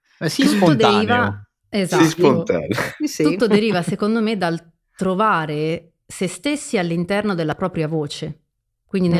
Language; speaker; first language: Italian; native; Italian